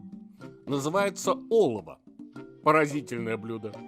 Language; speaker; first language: Russian; native; Russian